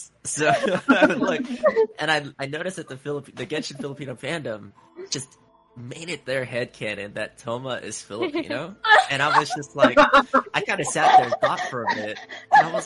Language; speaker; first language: English; native; English